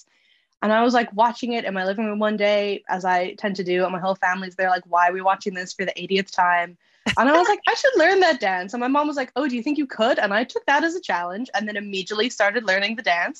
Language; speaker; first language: English; native; English